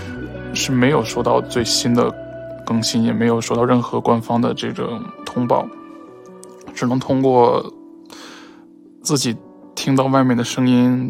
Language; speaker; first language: Chinese; native; Chinese